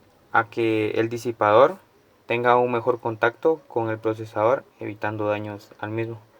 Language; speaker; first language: Spanish; native; Spanish